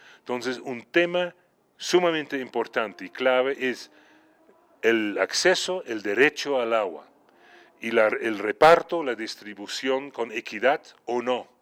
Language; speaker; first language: Spanish; non-native, fluent; Dutch